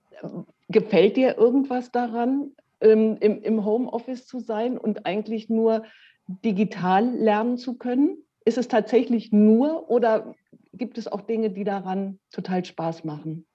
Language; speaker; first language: German; native; German